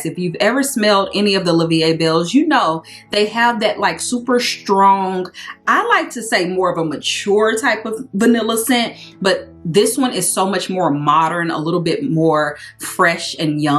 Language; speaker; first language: English; native; English